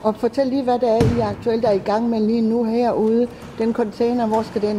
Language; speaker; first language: Danish; native; Danish